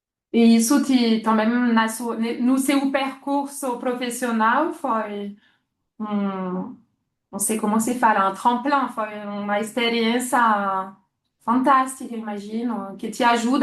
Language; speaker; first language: Portuguese; non-native, fluent; French